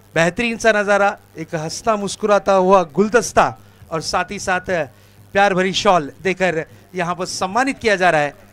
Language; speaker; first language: Hindi; non-native, local second language; Marathi